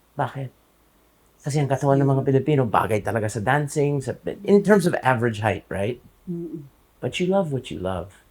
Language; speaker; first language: Filipino; non-native, fluent; English